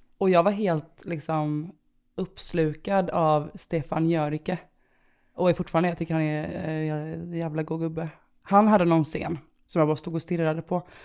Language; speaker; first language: Swedish; early bilingual, other home language; Romanian